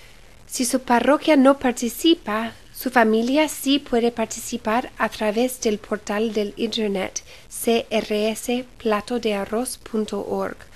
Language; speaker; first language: Spanish; early bilingual, heritage; Spanish